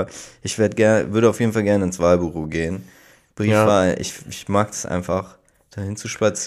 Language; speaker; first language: German; native; German